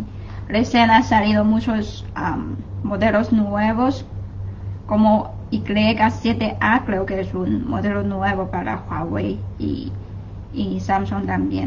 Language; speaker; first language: Spanish; non-native, fluent; Chinese